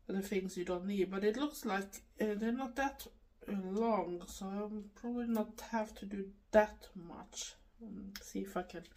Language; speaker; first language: English; non-native, fluent; Swedish